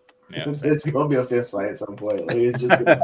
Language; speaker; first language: English; native; English